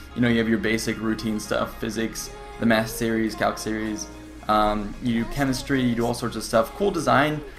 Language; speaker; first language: English; native; English